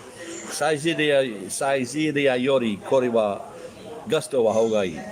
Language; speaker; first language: Japanese; non-native, learner; English